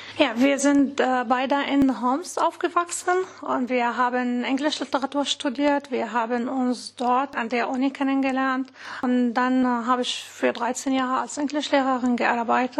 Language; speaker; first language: German; non-native, fluent; Arabic